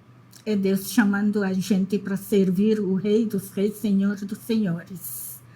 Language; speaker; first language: Portuguese; non-native, fluent; Indonesian